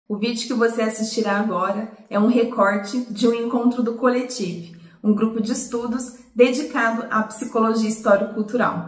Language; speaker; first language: Portuguese; native; Portuguese